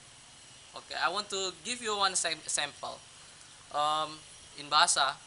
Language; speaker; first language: English; non-native, learner; Indonesian